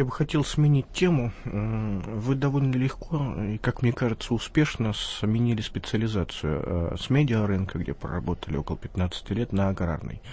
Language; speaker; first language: Russian; native; Russian